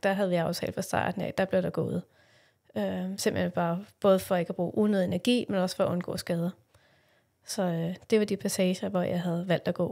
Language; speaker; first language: Danish; native; Danish